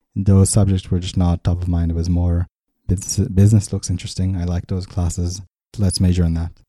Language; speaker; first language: English; early bilingual, other home language; Hebrew